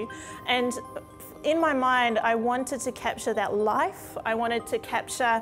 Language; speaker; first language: English; native; English